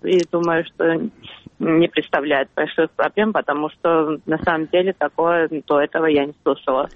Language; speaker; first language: Russian; non-native, fluent; Georgian